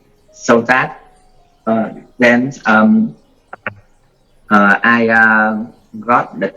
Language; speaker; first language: English; non-native, learner; Vietnamese